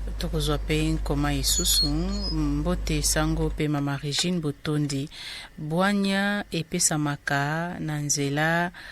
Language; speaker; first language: Lingala; native; Lingala